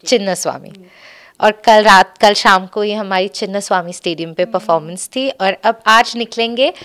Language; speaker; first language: Hindi; native; Hindi